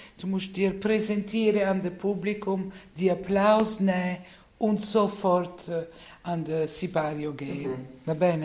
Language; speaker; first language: German; non-native, fluent; Italian